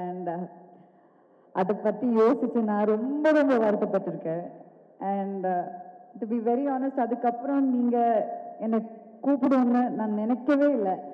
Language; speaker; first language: Tamil; non-native, local second language; Malayalam